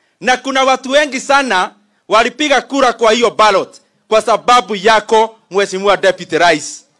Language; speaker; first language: Swahili; non-native, local second language; Kikuyu